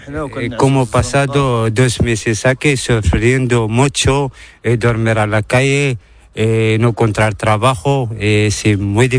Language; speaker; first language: Spanish; non-native, learner; Arabic